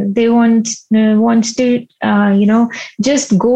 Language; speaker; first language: English; non-native, local second language; Hindi